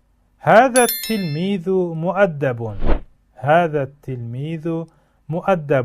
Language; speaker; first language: Arabic; non-native, fluent; Uzbek